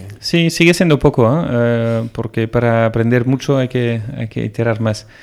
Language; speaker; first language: Spanish; non-native, fluent; French